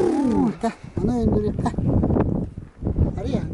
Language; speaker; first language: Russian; non-native, local second language; Yakut